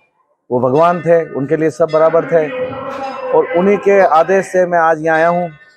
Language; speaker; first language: Hindi; non-native, local second language; Marwari